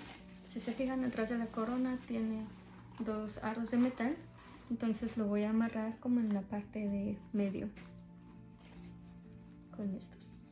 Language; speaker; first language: Spanish; early bilingual, heritage; Spanish